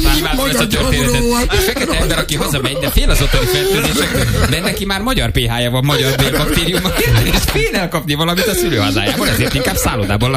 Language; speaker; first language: Hungarian; native; Hungarian